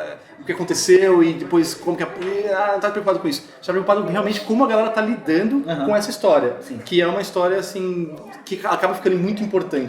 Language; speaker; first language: Portuguese; native; Portuguese